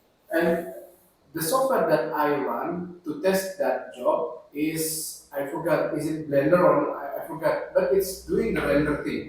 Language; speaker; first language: English; non-native, fluent; Indonesian